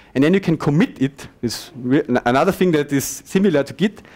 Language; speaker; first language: English; non-native, fluent; German